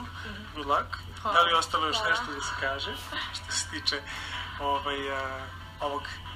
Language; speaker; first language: Serbian; native; Serbian